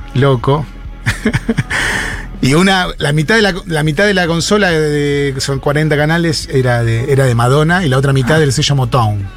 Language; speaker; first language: Spanish; native; Spanish